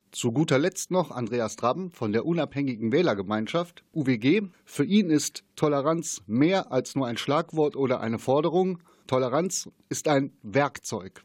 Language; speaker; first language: German; native; German